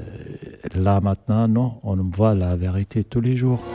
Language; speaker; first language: French; non-native, learner; Arabic